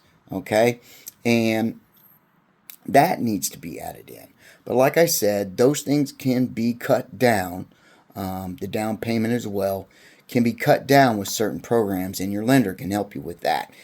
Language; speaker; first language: English; native; English